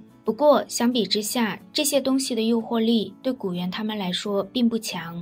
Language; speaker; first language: Chinese; native; Chinese